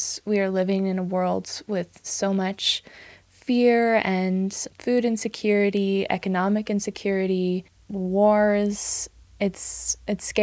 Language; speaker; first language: English; native; English